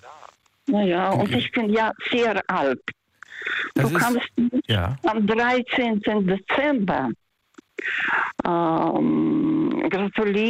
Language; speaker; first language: German; non-native, fluent; Russian